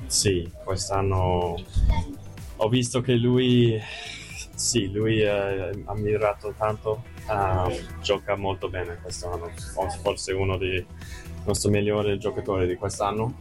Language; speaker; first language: Italian; non-native, fluent; English